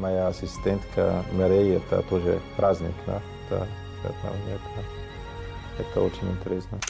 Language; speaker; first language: Russian; non-native, learner; German